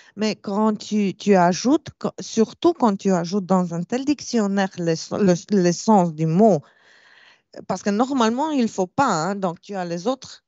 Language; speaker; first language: French; non-native, fluent; Romanian